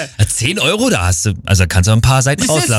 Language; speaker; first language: German; native; German